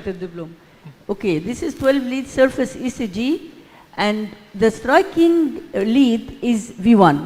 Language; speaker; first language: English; non-native, fluent; Arabic